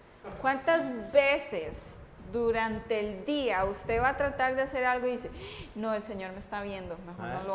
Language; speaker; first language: Spanish; native; Spanish